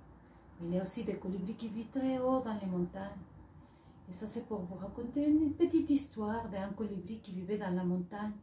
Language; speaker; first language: French; non-native, fluent; Spanish